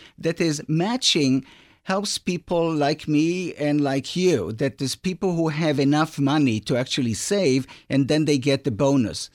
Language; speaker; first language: English; non-native, fluent; Hebrew